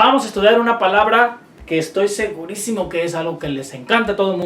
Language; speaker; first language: Spanish; native; Spanish